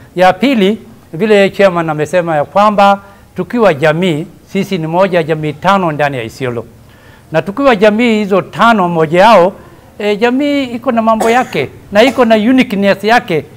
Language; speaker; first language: Swahili; non-native, local second language; Somali